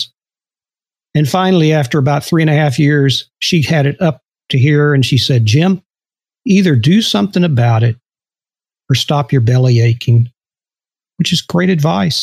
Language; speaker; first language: English; native; English